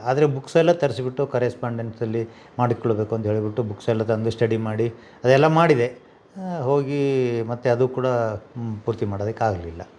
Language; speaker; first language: Kannada; native; Kannada